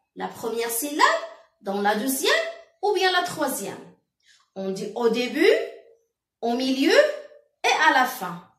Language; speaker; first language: French; non-native, local second language; Arabic